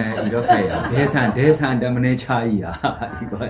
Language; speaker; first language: Korean; non-native, learner; Burmese